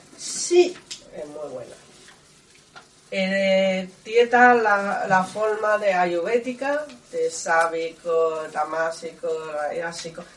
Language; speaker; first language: Spanish; non-native, learner; Chinese